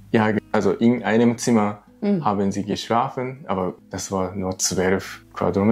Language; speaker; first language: German; non-native, learner; Japanese